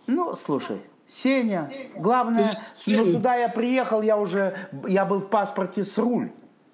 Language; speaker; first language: Russian; native; Russian